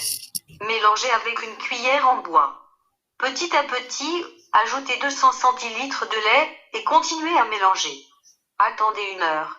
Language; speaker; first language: French; native; French